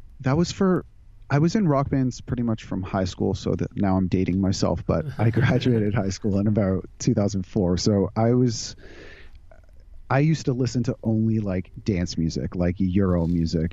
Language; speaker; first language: English; native; English